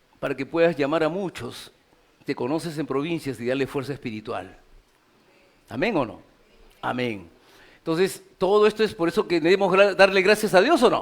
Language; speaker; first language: Spanish; native; Spanish